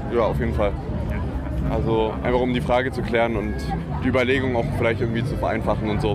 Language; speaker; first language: German; native; German